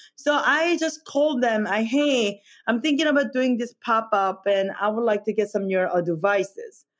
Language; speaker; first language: English; non-native, fluent; Korean